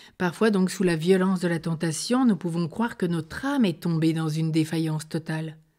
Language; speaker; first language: French; native; French